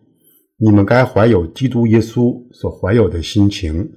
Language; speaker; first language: Chinese; native; Chinese